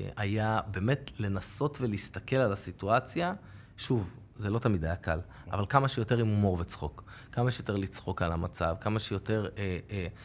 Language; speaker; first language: Hebrew; native; Hebrew